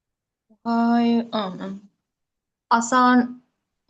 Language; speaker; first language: Japanese; non-native, learner; Sinhala